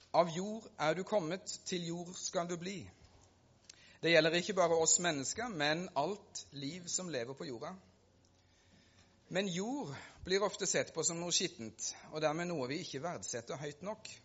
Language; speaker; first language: Norwegian; native; Norwegian